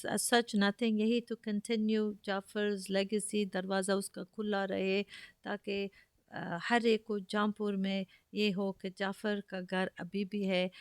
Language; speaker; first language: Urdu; early bilingual, heritage; Urdu